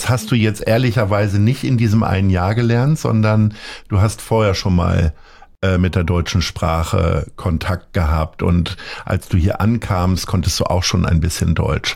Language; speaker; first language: German; native; German